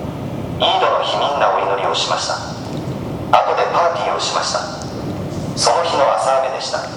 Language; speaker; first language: Japanese; non-native, learner; Bangla